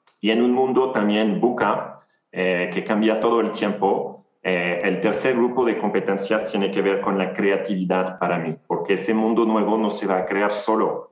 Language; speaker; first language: Spanish; non-native, fluent; French